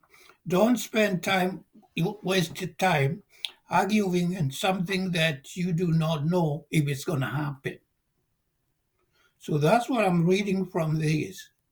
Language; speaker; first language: English; non-native, local second language; Kikuyu